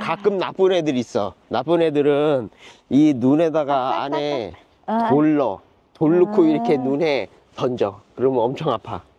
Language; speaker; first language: Korean; native; Korean